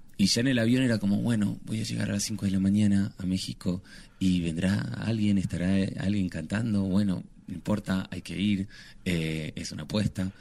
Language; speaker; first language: Spanish; native; Spanish